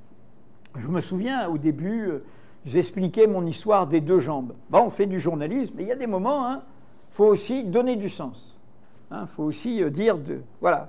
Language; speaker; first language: French; native; French